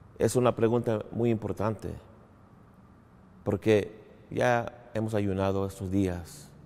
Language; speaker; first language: Spanish; early bilingual, heritage; English